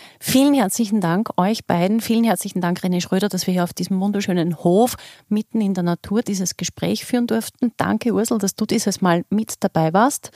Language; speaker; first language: German; native; German